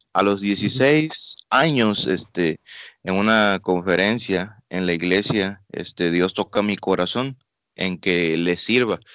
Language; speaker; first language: Spanish; native; Spanish